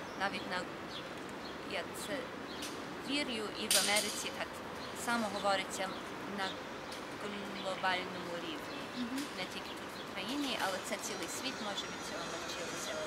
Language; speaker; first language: Ukrainian; early bilingual, heritage; Ukrainian